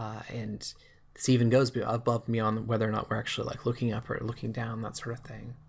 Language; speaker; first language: English; native; English